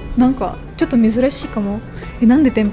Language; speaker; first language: Japanese; non-native, fluent; Russian